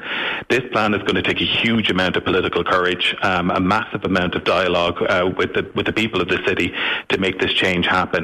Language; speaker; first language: English; native; English